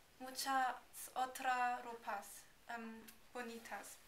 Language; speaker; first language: Spanish; non-native, learner; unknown